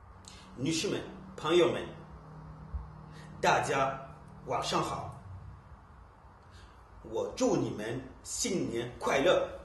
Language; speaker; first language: Chinese; non-native, learner; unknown